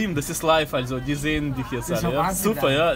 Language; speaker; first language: German; non-native, fluent; Russian